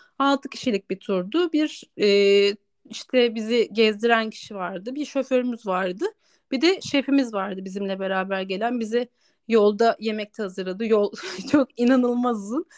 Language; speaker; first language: Turkish; native; Turkish